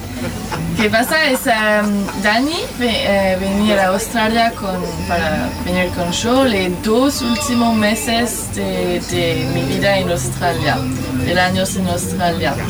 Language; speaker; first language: Spanish; non-native, learner; French